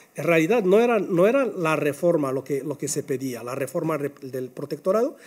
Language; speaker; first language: Spanish; non-native, fluent; Arabic